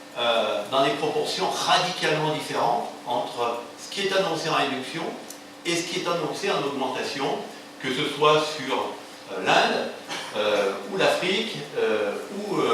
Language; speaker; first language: French; native; French